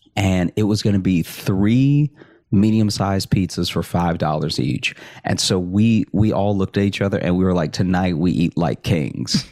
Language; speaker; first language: English; native; English